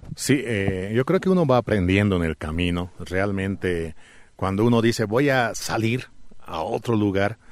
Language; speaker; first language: Spanish; native; Spanish